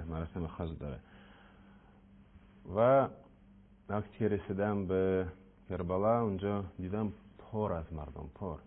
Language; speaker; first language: Persian; non-native, learner; Russian